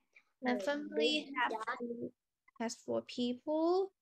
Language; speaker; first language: English; non-native, fluent; Vietnamese